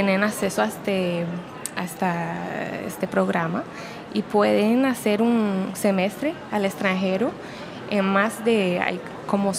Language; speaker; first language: Spanish; non-native, fluent; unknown